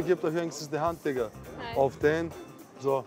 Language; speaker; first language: German; native; German